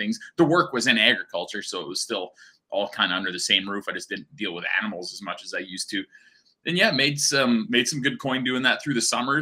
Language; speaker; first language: English; native; English